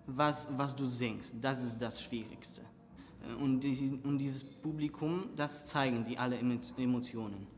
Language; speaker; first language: German; non-native, fluent; Polish